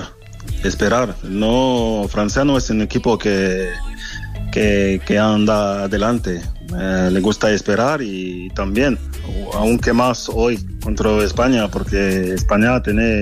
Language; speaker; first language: Spanish; non-native, fluent; French